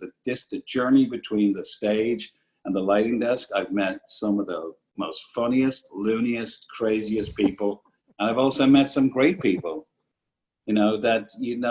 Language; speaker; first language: English; native; English